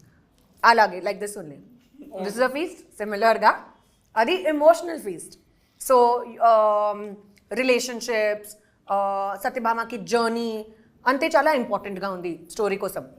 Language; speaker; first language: Telugu; non-native, learner; Hindi